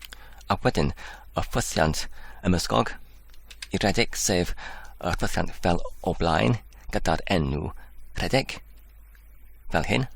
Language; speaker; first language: Welsh; non-native, learner; Polish